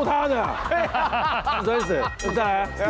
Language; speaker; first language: Chinese; native; Chinese